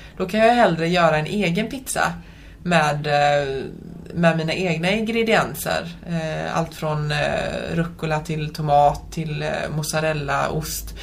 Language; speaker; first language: Swedish; native; Swedish